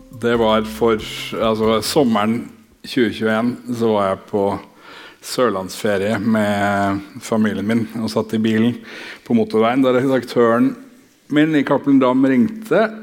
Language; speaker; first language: Norwegian; native; Norwegian